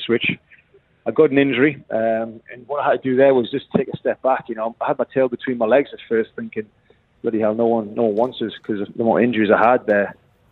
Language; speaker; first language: English; native; English